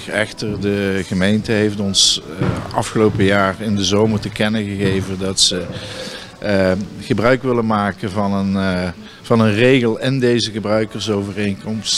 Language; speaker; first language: Dutch; native; Dutch